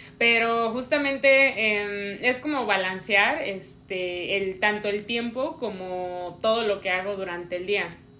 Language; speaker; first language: Spanish; native; Spanish